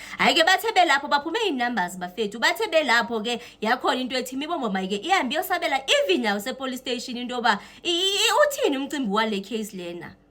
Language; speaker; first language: Zulu; non-native, local second language; Xhosa